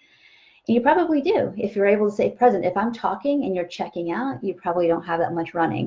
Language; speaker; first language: English; native; English